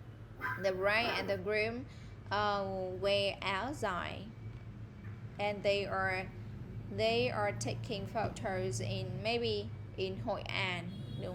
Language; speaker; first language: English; non-native, fluent; Vietnamese